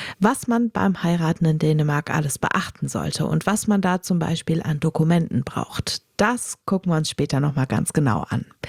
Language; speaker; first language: German; native; German